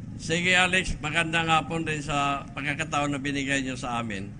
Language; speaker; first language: Filipino; non-native, local second language; Cebuano